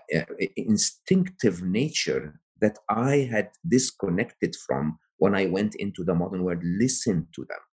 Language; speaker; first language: English; non-native, fluent; Arabic